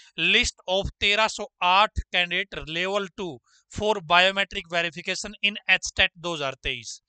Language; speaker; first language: Hindi; native; Hindi